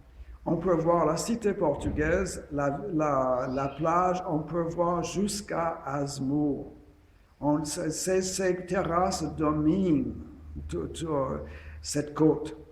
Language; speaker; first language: French; non-native, fluent; English